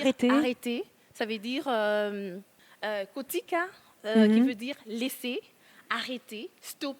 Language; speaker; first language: French; non-native, local second language; Lingala